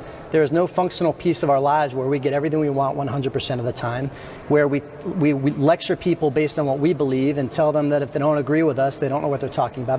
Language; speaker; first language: English; native; English